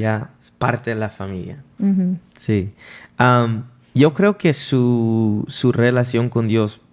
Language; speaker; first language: Spanish; non-native, fluent; English